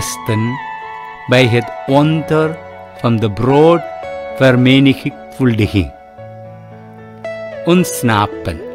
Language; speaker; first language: Dutch; non-native, fluent; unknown